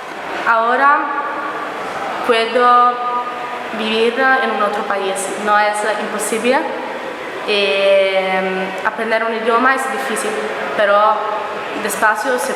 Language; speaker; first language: Spanish; non-native, learner; Italian